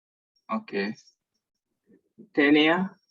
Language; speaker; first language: Spanish; non-native, learner; English